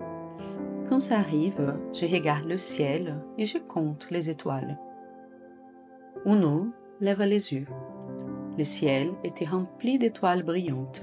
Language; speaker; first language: French; non-native, fluent; Portuguese